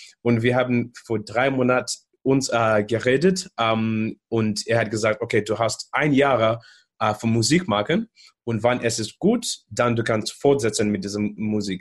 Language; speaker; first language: German; non-native, learner; English